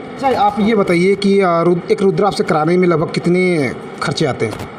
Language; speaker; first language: Hindi; native; Hindi